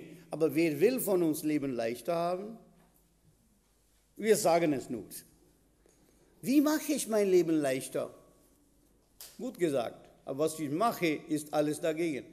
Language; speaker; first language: German; non-native, fluent; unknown